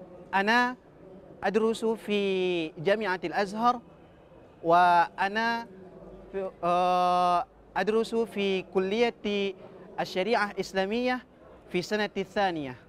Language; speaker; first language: Arabic; non-native, fluent; Indonesian